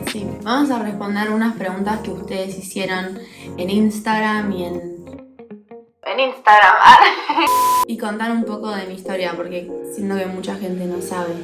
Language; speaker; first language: Spanish; early bilingual, heritage; English